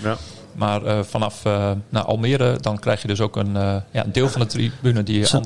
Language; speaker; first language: Dutch; native; Dutch